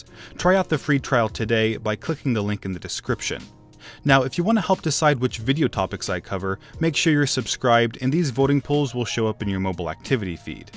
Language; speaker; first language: English; native; English